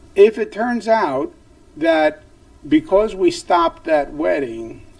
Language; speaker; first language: English; native; English